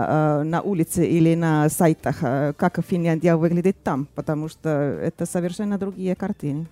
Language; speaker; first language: Russian; non-native, fluent; Finnish